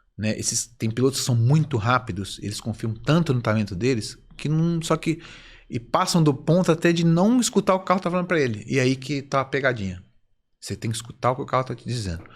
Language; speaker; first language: Portuguese; native; Portuguese